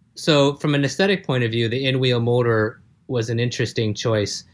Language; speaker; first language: English; native; English